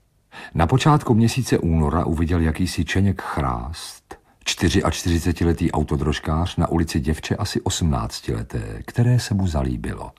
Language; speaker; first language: Czech; native; Czech